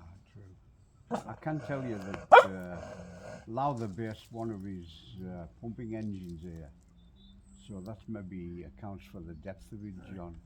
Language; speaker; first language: English; native; English